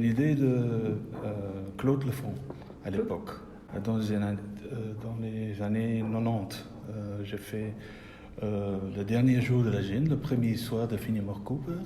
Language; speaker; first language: French; non-native, local second language; Dutch